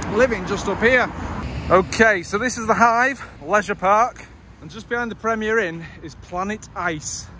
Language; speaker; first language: English; native; English